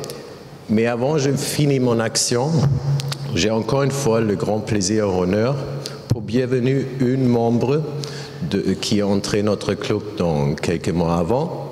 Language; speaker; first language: French; non-native, learner; German